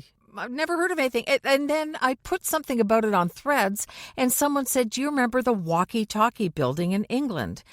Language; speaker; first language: English; native; English